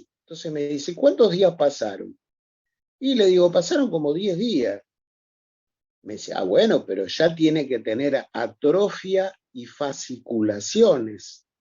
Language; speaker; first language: Spanish; native; Spanish